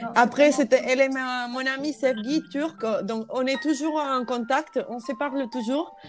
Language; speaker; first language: French; non-native, fluent; Spanish